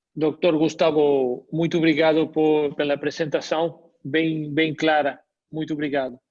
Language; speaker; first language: Portuguese; non-native, learner; Spanish